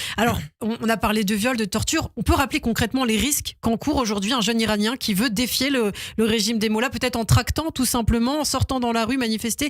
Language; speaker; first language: French; native; French